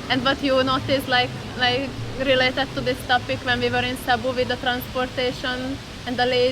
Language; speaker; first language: English; non-native, fluent; Hungarian